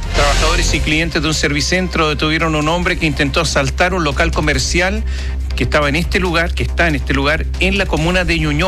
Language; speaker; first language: Spanish; native; Spanish